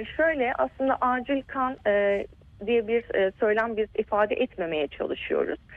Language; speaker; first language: Turkish; native; Turkish